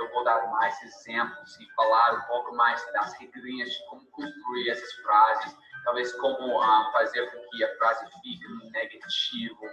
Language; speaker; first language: Portuguese; non-native, fluent; English